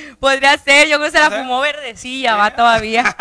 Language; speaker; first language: Spanish; native; Spanish